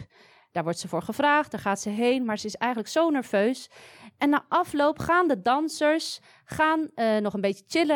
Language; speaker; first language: Dutch; native; Dutch